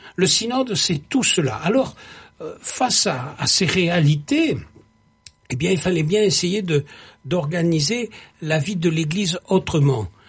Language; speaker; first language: French; native; French